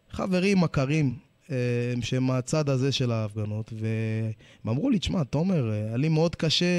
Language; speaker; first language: Hebrew; early bilingual, other home language; Amharic